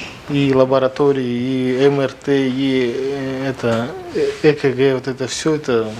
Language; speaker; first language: Russian; non-native, local second language; Kyrgyz